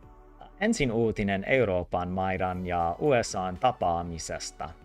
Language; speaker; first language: Finnish; non-native, learner; English